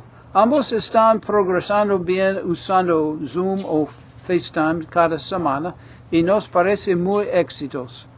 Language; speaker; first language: Spanish; non-native, fluent; English